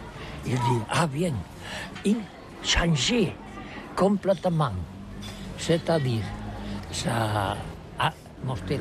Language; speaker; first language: French; non-native, learner; Catalan